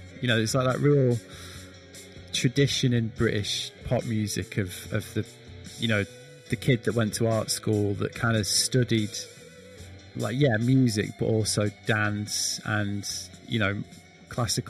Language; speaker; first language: English; native; English